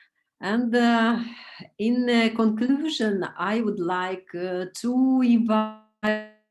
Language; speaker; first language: English; non-native, learner; Romanian